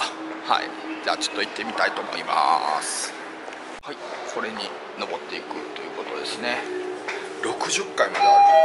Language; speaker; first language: Japanese; native; Japanese